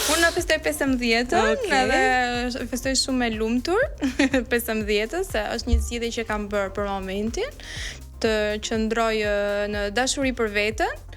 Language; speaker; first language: Albanian; native; Albanian